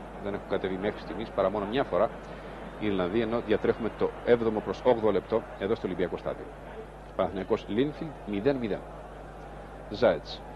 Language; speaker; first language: Greek; native; Greek